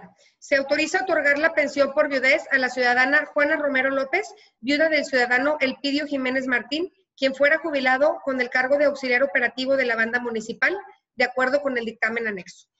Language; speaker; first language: Spanish; native; Spanish